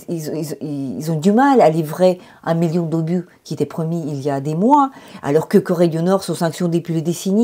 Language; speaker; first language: French; non-native, fluent; Ukrainian